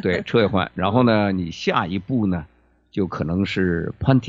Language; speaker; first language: Chinese; native; Chinese